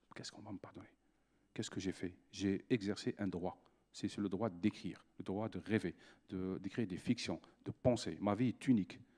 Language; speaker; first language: French; non-native, local second language; Arabic